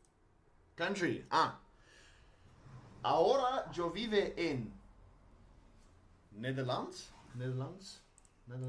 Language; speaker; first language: Spanish; non-native, learner; Dutch